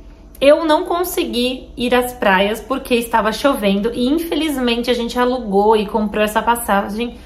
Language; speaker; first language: Portuguese; native; Portuguese